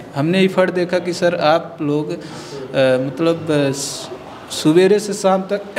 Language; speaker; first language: Hindi; native; Hindi